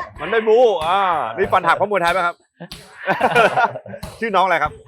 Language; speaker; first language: Thai; native; Thai